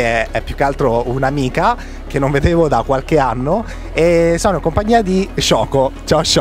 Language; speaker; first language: Italian; native; Italian